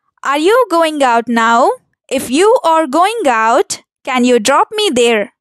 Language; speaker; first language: English; non-native, local second language; Telugu